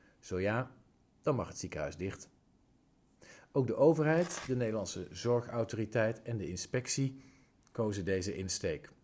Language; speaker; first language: Dutch; native; Dutch